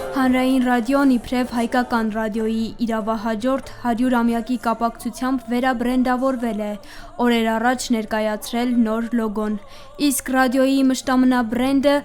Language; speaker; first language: Armenian; native; Armenian